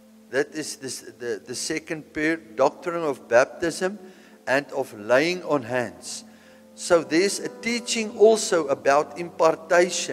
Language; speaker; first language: English; non-native, local second language; Afrikaans